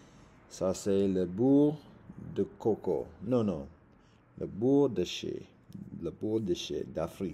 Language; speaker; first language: French; non-native, learner; English